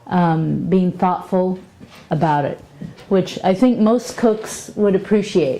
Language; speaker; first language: English; native; English